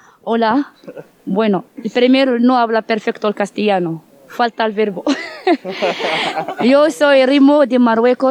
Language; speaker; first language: Spanish; non-native, learner; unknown